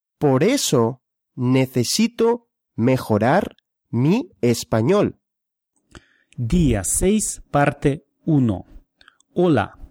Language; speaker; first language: Spanish; non-native, fluent; Russian